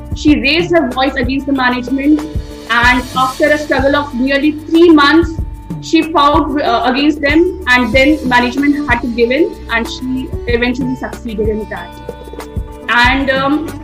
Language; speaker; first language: English; non-native, local second language; Hindi